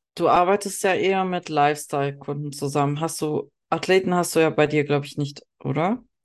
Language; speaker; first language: German; native; German